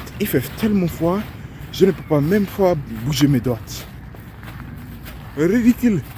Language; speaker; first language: French; non-native, learner; English